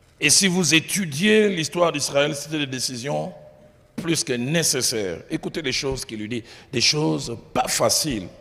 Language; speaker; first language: French; non-native, local second language; Lingala